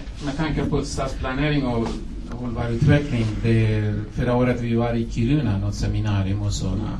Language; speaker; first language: Swedish; non-native, fluent; Kurdish